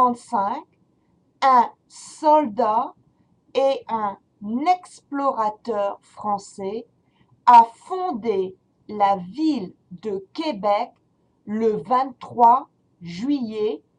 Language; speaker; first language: French; non-native, fluent; English